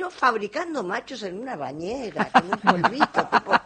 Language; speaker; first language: Spanish; native; Spanish